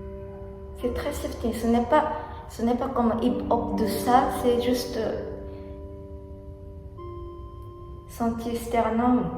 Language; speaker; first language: French; non-native, learner; Japanese